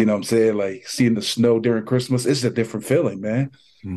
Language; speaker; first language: English; native; English